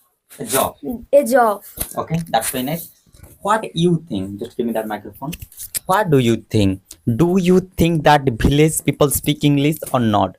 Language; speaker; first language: English; non-native, local second language; Odia